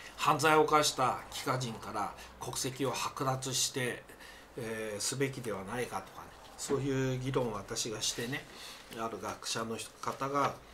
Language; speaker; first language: Japanese; native; Japanese